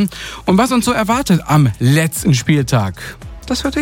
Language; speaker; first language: German; native; German